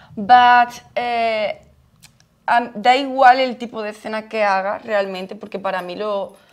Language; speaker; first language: English; non-native, learner; Spanish